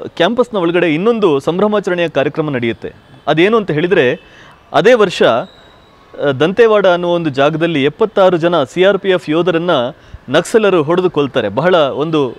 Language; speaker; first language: Kannada; native; Kannada